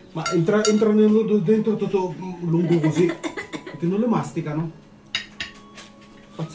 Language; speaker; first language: Italian; non-native, learner; Filipino